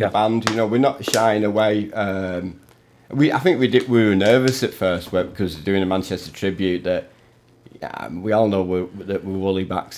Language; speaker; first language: English; native; English